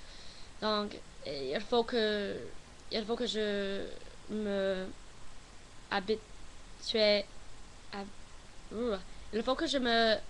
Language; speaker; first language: French; non-native, learner; English